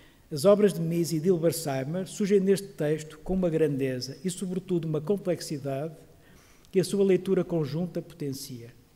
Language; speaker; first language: Portuguese; native; Portuguese